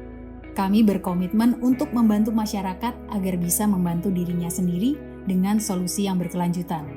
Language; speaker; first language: Indonesian; native; Indonesian